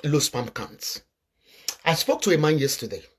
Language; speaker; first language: English; non-native, local second language; Yoruba